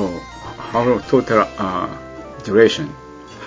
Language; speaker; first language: English; non-native, learner; Japanese